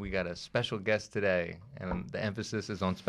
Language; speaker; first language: English; native; English